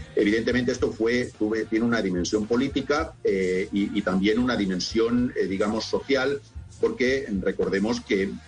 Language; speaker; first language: Spanish; native; Spanish